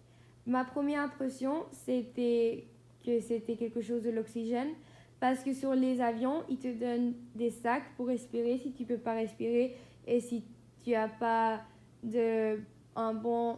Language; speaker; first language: French; non-native, fluent; Spanish